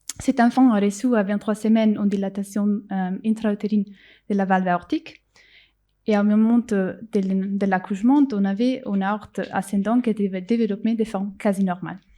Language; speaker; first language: French; non-native, fluent; Italian